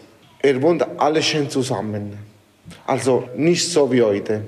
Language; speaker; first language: German; non-native, learner; Italian